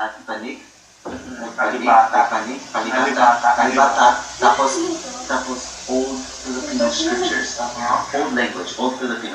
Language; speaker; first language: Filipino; non-native, learner; English